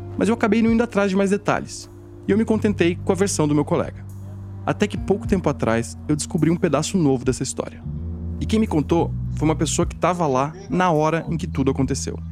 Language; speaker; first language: Portuguese; native; Portuguese